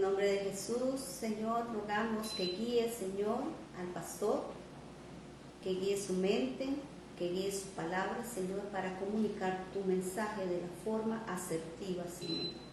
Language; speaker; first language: Spanish; native; Spanish